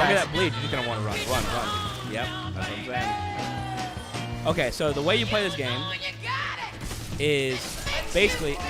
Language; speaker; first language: English; native; English